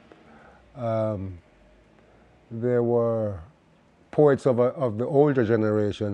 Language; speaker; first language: English; non-native, local second language; Jamaican Creole English